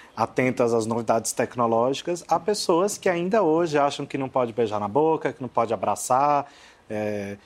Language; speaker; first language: Portuguese; native; Portuguese